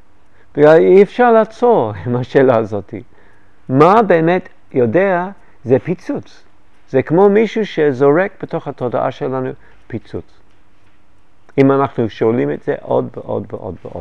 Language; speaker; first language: Hebrew; non-native, fluent; English